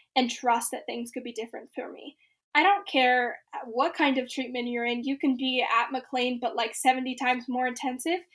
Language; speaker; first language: English; native; English